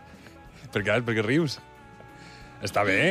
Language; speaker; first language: Catalan; native; Catalan